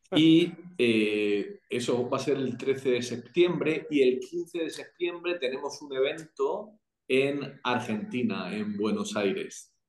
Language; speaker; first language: Spanish; native; Spanish